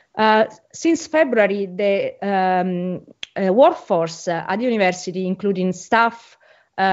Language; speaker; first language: English; non-native, fluent; Italian